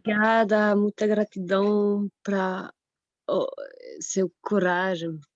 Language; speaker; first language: Portuguese; non-native, fluent; French